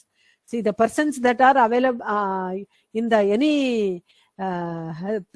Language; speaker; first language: English; non-native, local second language; Tamil